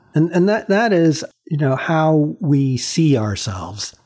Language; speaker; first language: English; early bilingual, other home language; Chinese